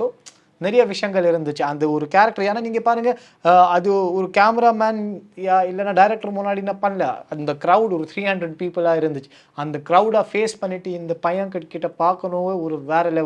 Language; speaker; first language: Tamil; non-native, learner; Kashmiri